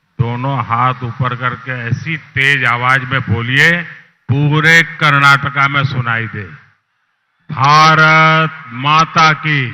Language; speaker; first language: Hindi; non-native, local second language; Gujarati